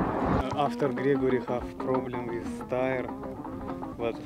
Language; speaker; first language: English; non-native, learner; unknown